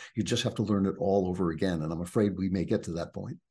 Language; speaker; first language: English; native; English